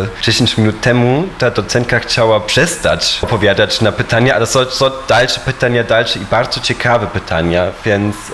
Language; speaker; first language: Polish; non-native, fluent; German